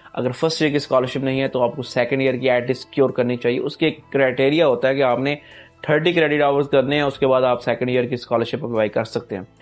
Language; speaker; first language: Urdu; non-native, local second language; Punjabi